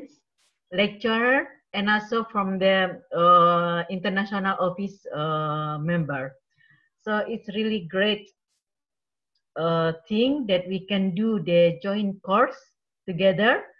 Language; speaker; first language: English; non-native, learner; Indonesian